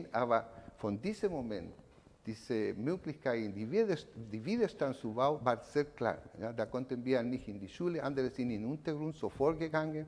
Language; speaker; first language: German; non-native, learner; Spanish